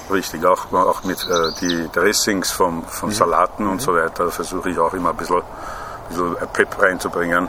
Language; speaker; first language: German; non-native, fluent; Persian